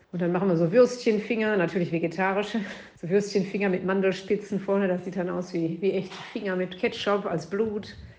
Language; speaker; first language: German; native; German